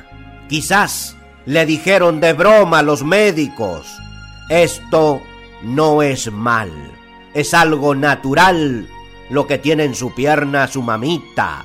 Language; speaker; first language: Spanish; native; Spanish